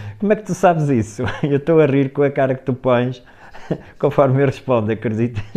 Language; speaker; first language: Portuguese; native; Portuguese